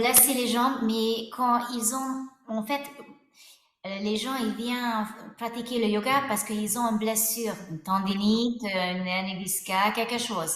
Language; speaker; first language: French; non-native, fluent; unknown